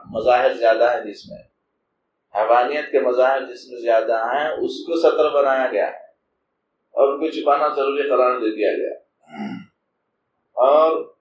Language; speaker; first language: Urdu; native; Urdu